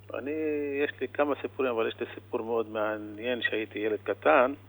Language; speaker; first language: Hebrew; non-native, local second language; Arabic